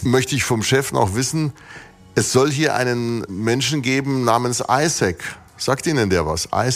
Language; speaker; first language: German; native; German